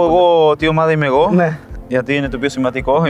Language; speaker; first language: Greek; non-native, fluent; Spanish